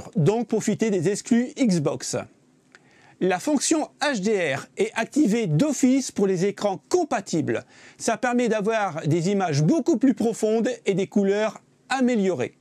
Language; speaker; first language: French; native; French